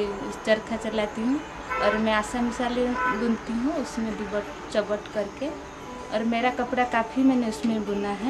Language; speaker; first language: Hindi; non-native, local second language; Odia